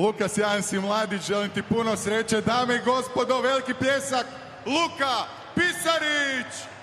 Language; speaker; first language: Croatian; native; Croatian